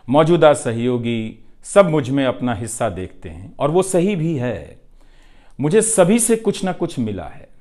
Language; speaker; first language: Hindi; non-native, local second language; Bhojpuri